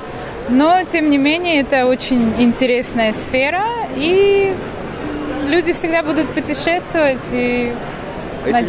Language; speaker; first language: Russian; non-native, local second language; Georgian